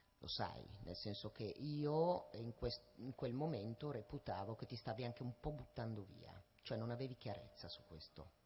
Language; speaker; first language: Italian; native; Italian